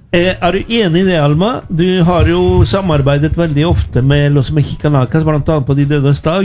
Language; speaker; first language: Norwegian; non-native, fluent; Spanish